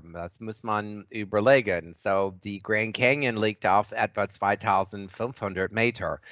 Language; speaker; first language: German; non-native, fluent; English